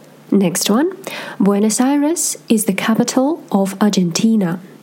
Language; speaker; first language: English; non-native, fluent; Russian